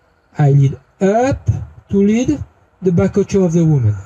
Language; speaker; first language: English; non-native, learner; French